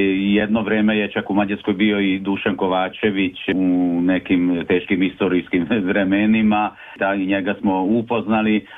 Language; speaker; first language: Serbian; early bilingual, heritage; Serbian